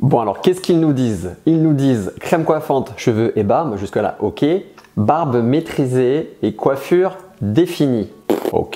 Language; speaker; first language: French; native; French